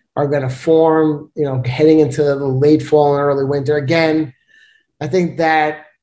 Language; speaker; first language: English; native; English